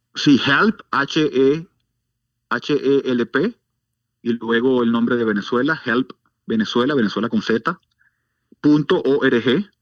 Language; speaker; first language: Spanish; native; Spanish